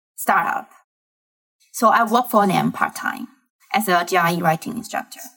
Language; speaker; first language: English; non-native, fluent; Chinese